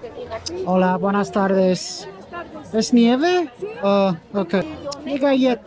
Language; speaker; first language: Spanish; non-native, learner; English